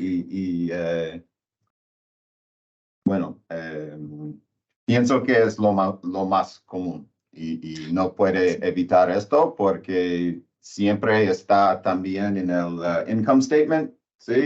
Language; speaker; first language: Spanish; non-native, learner; English